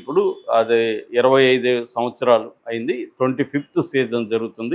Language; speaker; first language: Telugu; native; Telugu